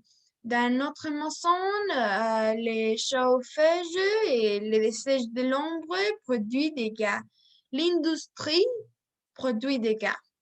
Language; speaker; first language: French; non-native, learner; Spanish